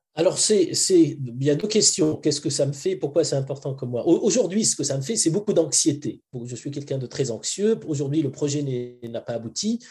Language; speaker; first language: French; non-native, local second language; Arabic